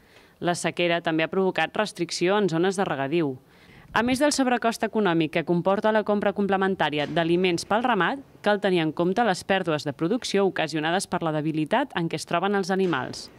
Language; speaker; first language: Catalan; native; Catalan